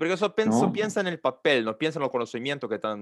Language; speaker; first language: Spanish; non-native, learner; Portuguese